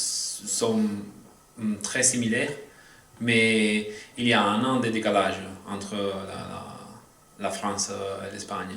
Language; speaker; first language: French; non-native, fluent; Italian